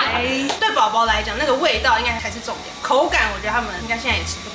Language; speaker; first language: Chinese; native; Chinese